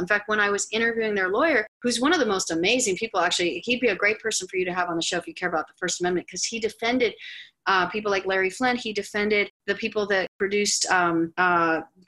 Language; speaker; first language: English; native; English